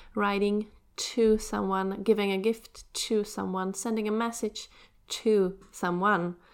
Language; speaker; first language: English; non-native, fluent; Czech